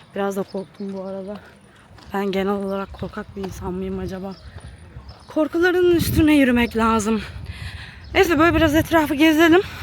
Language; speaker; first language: Turkish; native; Turkish